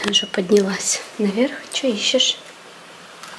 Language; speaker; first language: Russian; native; Russian